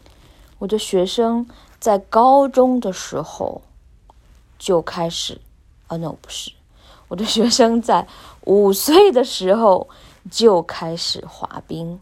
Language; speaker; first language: Chinese; non-native, learner; English